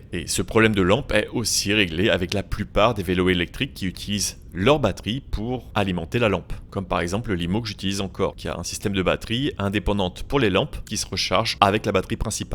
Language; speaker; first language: French; native; French